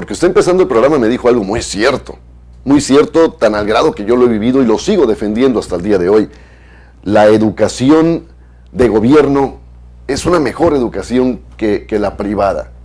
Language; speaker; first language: Spanish; native; Spanish